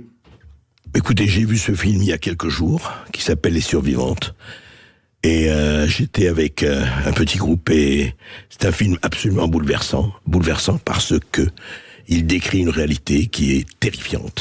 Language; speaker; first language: French; native; French